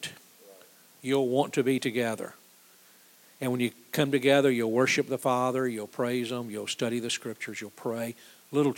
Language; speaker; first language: English; native; English